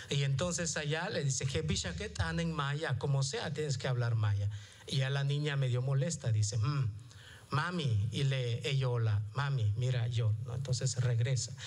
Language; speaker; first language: Spanish; non-native, local second language; Yucateco